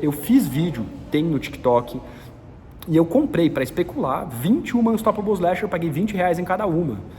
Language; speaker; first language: Portuguese; native; Portuguese